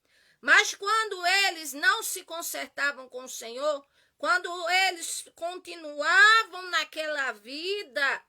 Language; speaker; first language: Portuguese; native; Portuguese